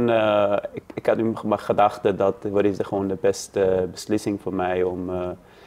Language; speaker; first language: Dutch; non-native, learner; Persian